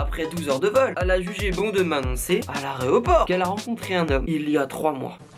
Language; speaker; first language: French; native; French